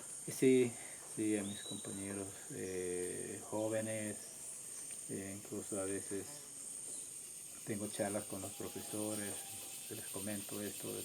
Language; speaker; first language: Spanish; non-native, local second language; Quechua